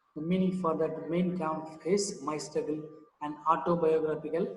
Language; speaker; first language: English; non-native, local second language; Tamil